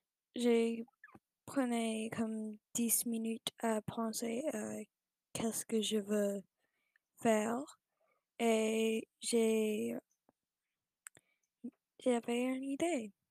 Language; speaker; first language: French; non-native, learner; English